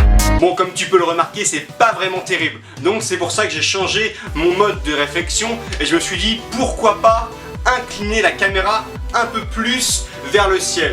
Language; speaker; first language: French; native; French